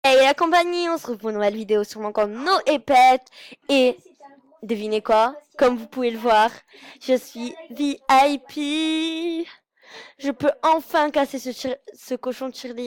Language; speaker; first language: French; native; French